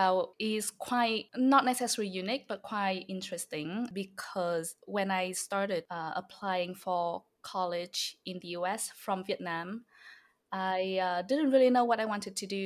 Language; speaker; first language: English; non-native, fluent; Vietnamese